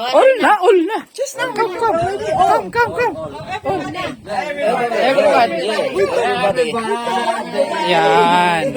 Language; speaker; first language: English; non-native, learner; Filipino